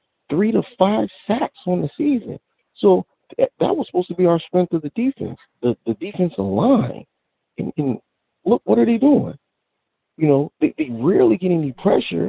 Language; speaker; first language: English; native; English